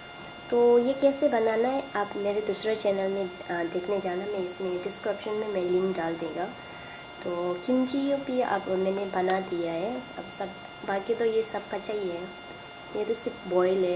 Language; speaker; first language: Hindi; non-native, local second language; Tibetan